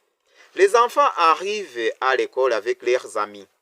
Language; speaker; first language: French; non-native, local second language; Kinyarwanda